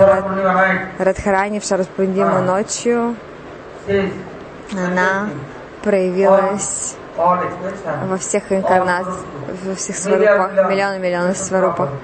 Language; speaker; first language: Russian; non-native, learner; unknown